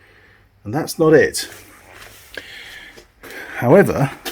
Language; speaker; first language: English; native; English